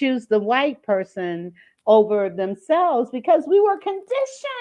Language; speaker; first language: English; native; English